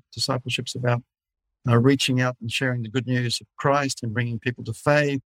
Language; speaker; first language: English; native; English